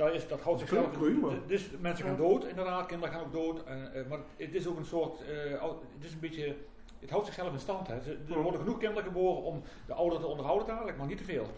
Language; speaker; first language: Dutch; native; Dutch